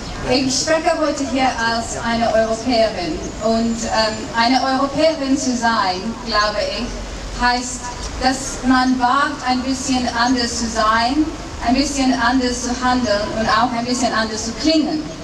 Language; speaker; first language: German; non-native, fluent; English